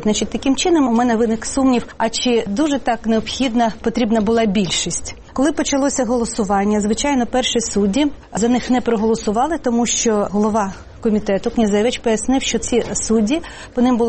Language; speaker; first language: Ukrainian; native; Ukrainian